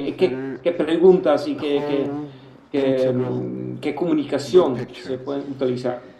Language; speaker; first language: Spanish; non-native, fluent; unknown